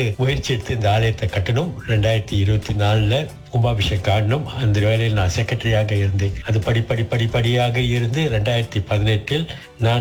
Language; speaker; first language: Tamil; early bilingual, heritage; Tamil